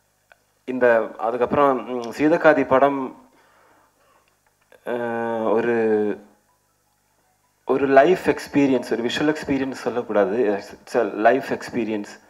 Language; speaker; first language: Tamil; non-native, learner; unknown